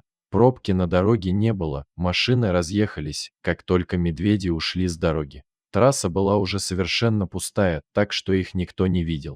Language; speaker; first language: Russian; native; Russian